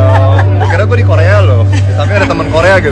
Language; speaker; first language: Indonesian; native; Indonesian